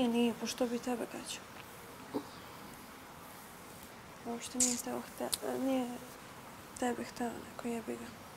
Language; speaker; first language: Serbian; native; Serbian